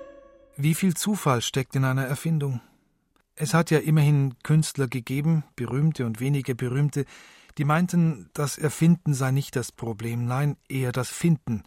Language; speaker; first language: German; native; German